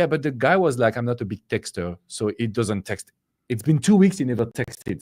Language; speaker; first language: English; non-native, fluent; French